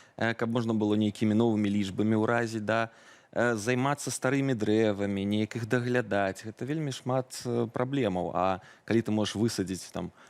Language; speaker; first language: Belarusian; native; Belarusian